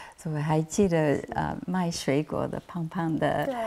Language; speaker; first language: Chinese; non-native, fluent; English